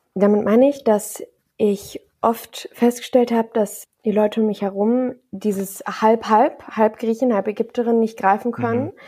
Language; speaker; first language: German; native; German